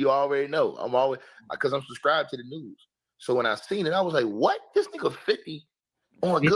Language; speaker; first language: English; native; English